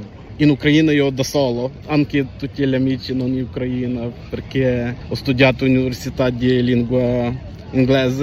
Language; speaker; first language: Italian; non-native, learner; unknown